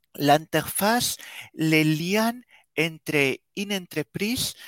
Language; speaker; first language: French; non-native, fluent; Spanish